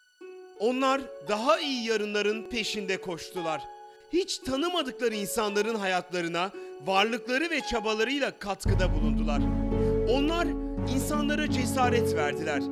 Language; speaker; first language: Turkish; native; Turkish